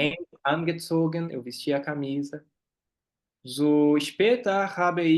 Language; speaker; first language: German; non-native, fluent; Portuguese